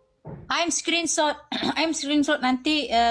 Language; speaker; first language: English; non-native, learner; Indonesian